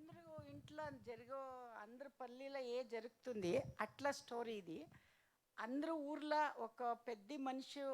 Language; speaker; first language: Telugu; non-native, learner; Kannada